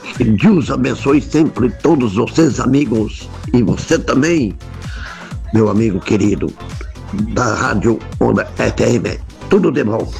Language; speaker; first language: Portuguese; non-native, fluent; Italian